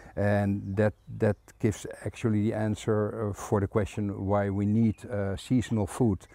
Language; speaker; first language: English; non-native, fluent; Dutch